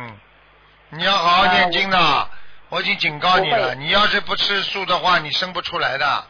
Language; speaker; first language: Chinese; native; Chinese